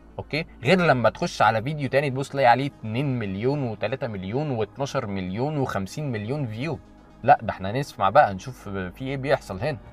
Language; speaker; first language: Arabic; native; Arabic